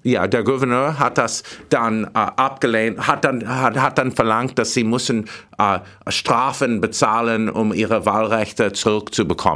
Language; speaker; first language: German; non-native, fluent; English